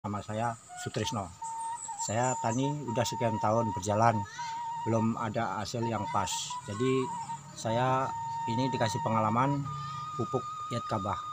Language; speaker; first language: Indonesian; non-native, local second language; Javanese